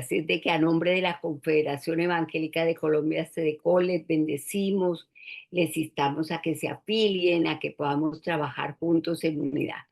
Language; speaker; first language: Spanish; native; Spanish